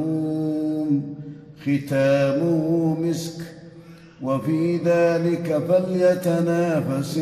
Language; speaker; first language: Arabic; native; Arabic